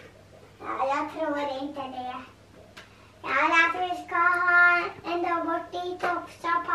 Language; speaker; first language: Swedish; early bilingual, other home language; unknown